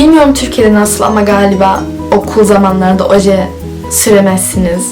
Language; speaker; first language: Turkish; early bilingual, heritage; Turkish